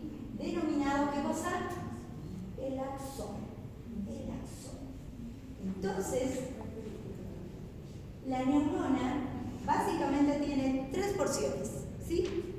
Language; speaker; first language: Spanish; native; Spanish